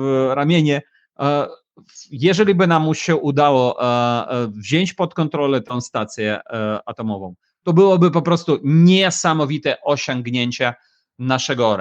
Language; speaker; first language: Polish; non-native, fluent; Ukrainian